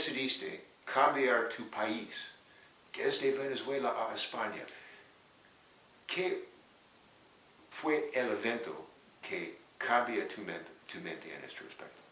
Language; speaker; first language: Spanish; non-native, fluent; English